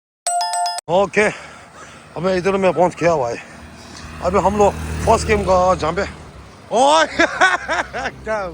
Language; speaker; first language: Hindi; non-native, local second language; Tibetan